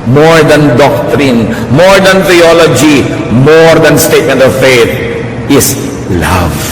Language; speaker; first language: English; non-native, local second language; Filipino